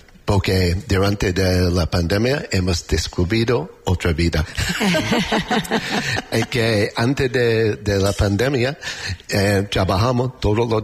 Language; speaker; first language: Spanish; non-native, learner; English